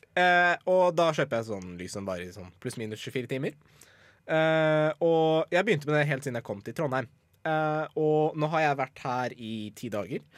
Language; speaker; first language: Norwegian; early bilingual, other home language; Persian